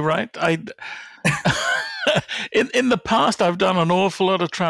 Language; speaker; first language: English; native; English